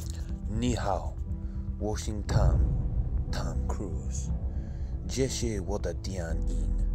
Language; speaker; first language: Chinese; non-native, learner; English